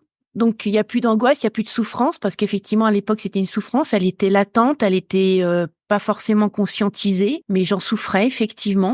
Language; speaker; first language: French; native; French